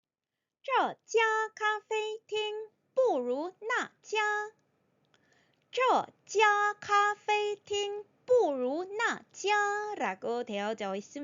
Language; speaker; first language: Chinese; non-native, fluent; Korean